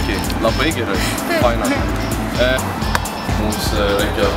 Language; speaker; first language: Lithuanian; non-native, learner; Swedish